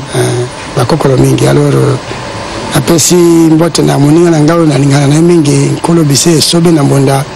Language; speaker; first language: Lingala; non-native, local second language; Mongo